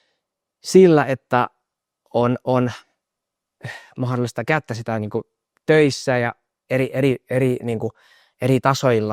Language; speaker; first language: Finnish; non-native, fluent; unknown